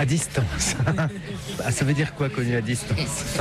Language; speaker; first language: French; native; French